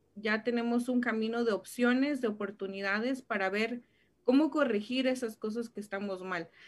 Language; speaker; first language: Spanish; native; Spanish